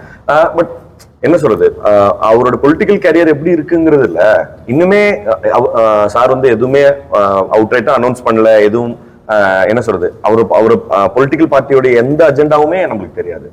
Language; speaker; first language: Tamil; native; Tamil